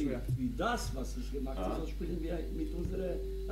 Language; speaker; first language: German; non-native, learner; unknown